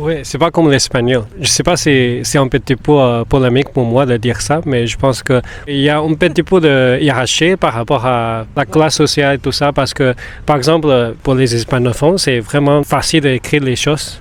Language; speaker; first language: French; non-native, fluent; Spanish